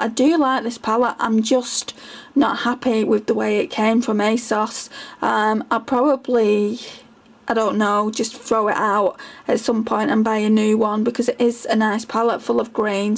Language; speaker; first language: English; native; English